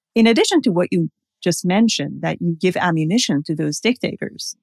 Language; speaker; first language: English; non-native, fluent; Persian